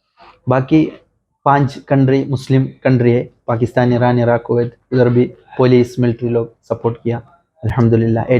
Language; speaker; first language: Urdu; non-native, local second language; Malayalam